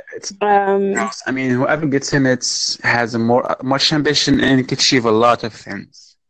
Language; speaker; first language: English; non-native, fluent; Arabic